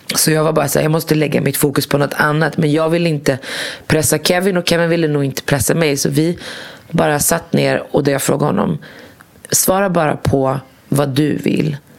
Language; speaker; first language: Swedish; early bilingual, other home language; Arabic